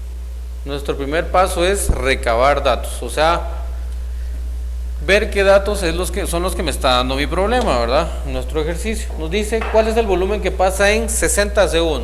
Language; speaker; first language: Spanish; native; Spanish